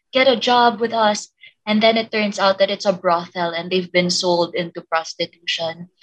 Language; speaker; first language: English; non-native, local second language; Filipino